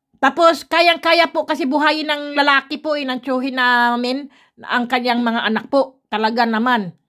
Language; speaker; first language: Filipino; native; Filipino